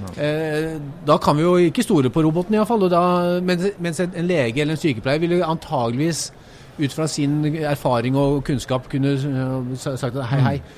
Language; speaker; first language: Norwegian; native; Norwegian